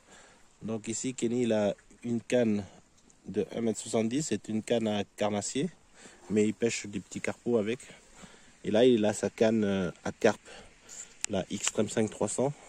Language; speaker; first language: French; native; French